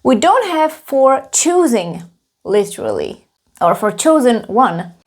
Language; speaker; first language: English; non-native, fluent; Czech